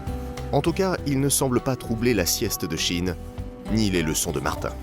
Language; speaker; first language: French; native; French